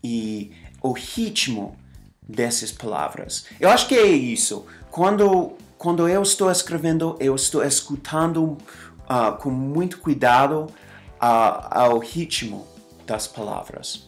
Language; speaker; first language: Portuguese; non-native, fluent; English